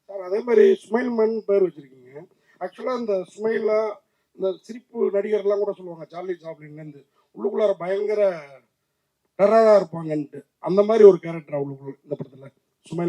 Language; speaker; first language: Tamil; native; Tamil